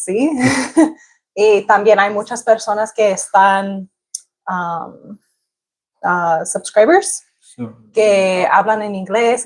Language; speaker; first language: Spanish; non-native, learner; English